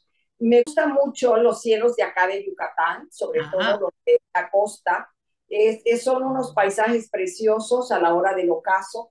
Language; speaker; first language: Spanish; native; Spanish